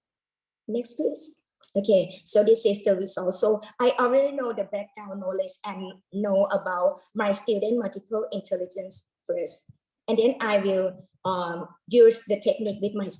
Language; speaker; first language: English; non-native, learner; Thai